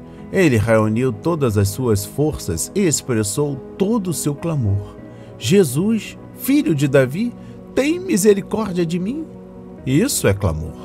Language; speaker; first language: Portuguese; native; Portuguese